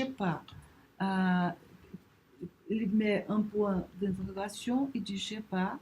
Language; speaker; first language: French; non-native, learner; Portuguese